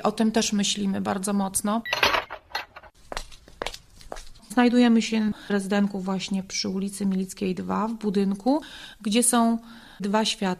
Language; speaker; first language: Polish; native; Polish